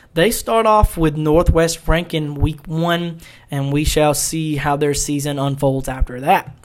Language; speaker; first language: English; native; English